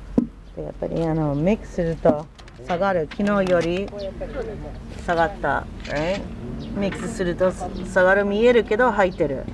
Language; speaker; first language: Japanese; non-native, learner; English